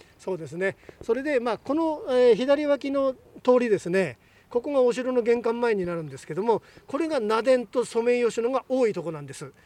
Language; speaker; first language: Japanese; native; Japanese